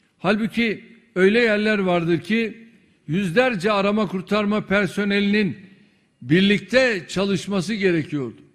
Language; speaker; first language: Turkish; native; Turkish